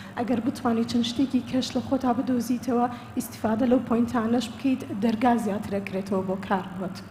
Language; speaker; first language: Central Kurdish; early bilingual, heritage; Central Kurdish